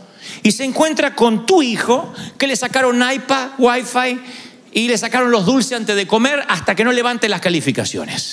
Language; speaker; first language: Spanish; native; Spanish